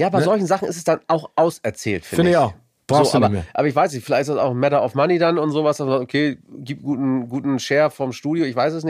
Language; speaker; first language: German; native; German